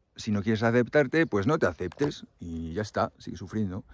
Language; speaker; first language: Spanish; native; Spanish